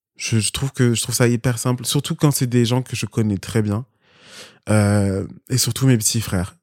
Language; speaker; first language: French; early bilingual, other home language; Spanish